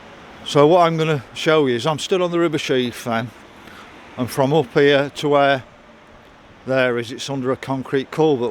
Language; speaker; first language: English; native; English